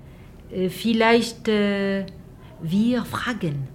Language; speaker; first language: German; non-native, learner; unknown